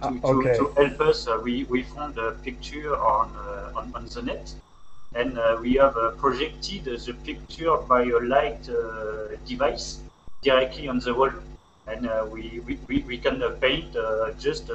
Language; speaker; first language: English; non-native, learner; French